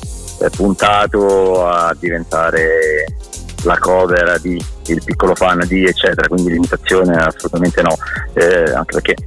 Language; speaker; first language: Italian; native; Italian